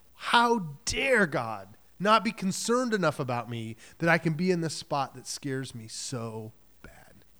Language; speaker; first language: English; native; English